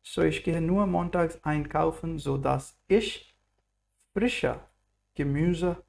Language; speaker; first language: German; non-native, fluent; English